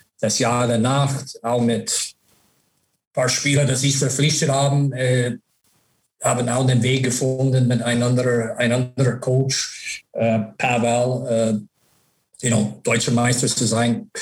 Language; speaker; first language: German; non-native, learner; English